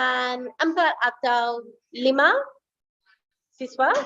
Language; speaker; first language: Indonesian; non-native, fluent; English